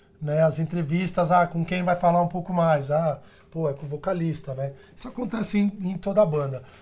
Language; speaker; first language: Portuguese; early bilingual, other home language; Spanish